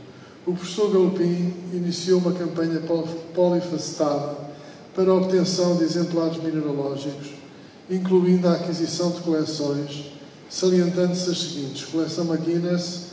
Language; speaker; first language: Portuguese; native; Portuguese